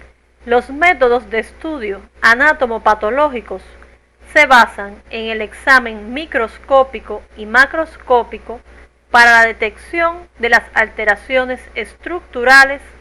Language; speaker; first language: Spanish; native; Spanish